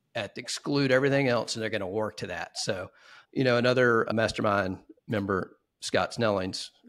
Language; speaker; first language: English; native; English